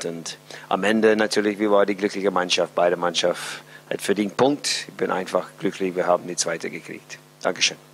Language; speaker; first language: German; non-native, fluent; English